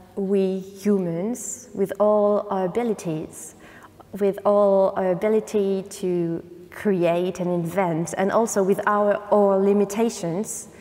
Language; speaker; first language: English; non-native, fluent; French